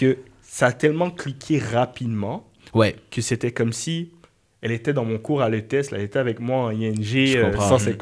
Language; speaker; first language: French; native; French